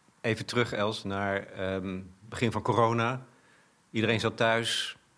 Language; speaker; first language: Dutch; native; Dutch